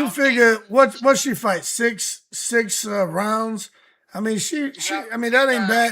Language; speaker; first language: English; native; English